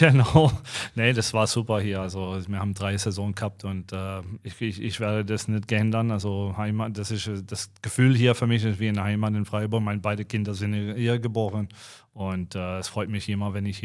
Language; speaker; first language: German; non-native, fluent; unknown